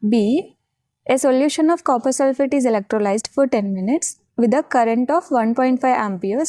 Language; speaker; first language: English; non-native, local second language; Telugu